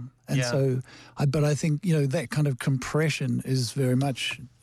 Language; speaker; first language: English; native; English